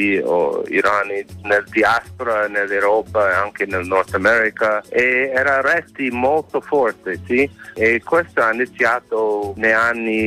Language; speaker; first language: Italian; non-native, fluent; English